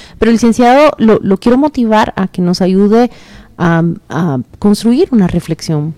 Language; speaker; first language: Spanish; native; Spanish